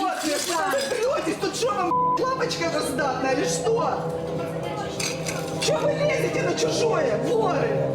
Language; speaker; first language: Russian; native; Russian